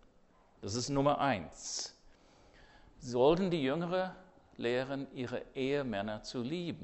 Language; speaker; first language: German; non-native, fluent; English